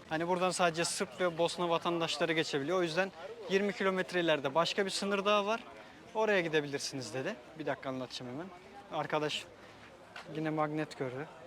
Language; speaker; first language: Turkish; native; Turkish